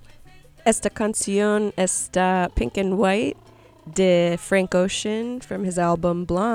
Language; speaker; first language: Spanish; non-native, learner; English